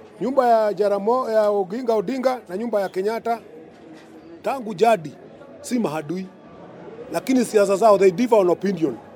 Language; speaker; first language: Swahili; non-native, local second language; Kikuyu